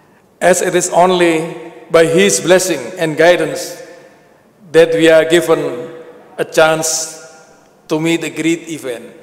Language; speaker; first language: English; non-native, learner; Indonesian